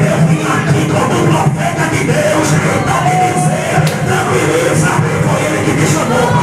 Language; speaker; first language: Portuguese; native; Portuguese